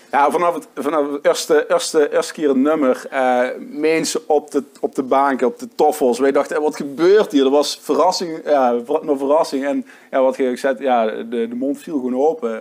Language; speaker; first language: Dutch; native; Dutch